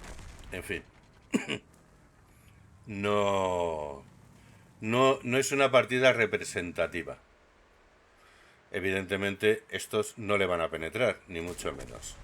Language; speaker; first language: Spanish; native; Spanish